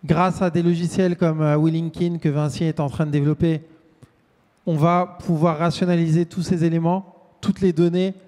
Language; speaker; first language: French; native; French